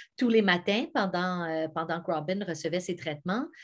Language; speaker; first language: French; native; French